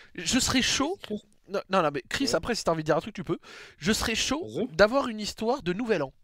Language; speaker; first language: French; native; French